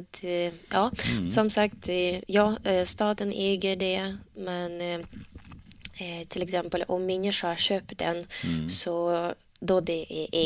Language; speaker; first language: Swedish; non-native, learner; Russian